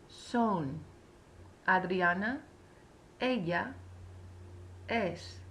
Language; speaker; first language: Spanish; non-native, fluent; English